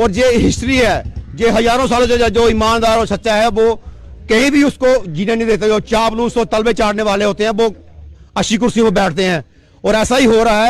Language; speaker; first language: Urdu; non-native, local second language; Dogri